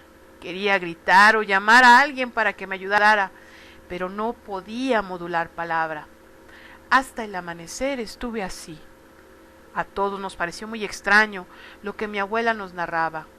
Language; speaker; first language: Spanish; native; Spanish